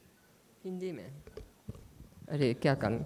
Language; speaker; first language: Hindi; non-native, learner; Japanese